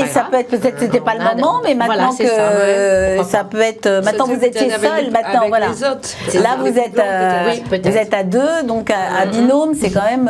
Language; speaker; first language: French; native; French